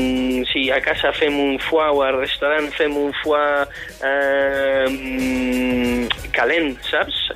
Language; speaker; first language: Catalan; non-native, fluent; French